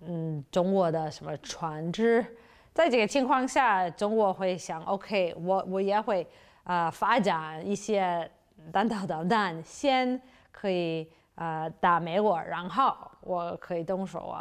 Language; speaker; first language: Chinese; non-native, fluent; English